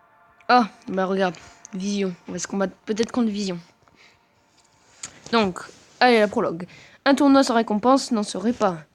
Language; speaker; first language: French; native; French